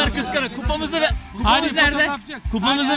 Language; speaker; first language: Turkish; native; Turkish